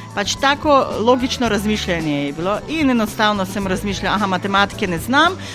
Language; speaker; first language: Slovenian; non-native, fluent; Ukrainian